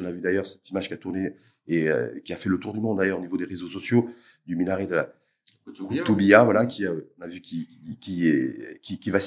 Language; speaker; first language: French; native; French